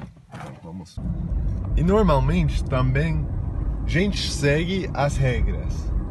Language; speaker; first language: Portuguese; non-native, fluent; English